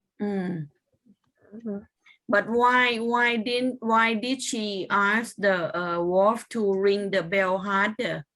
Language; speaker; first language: English; non-native, fluent; Thai